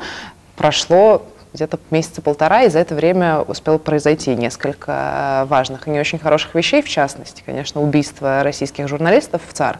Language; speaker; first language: Russian; native; Russian